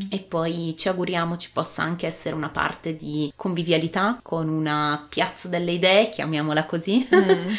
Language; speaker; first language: Italian; native; Italian